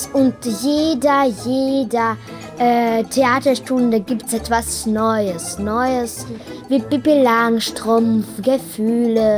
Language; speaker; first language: German; non-native, learner; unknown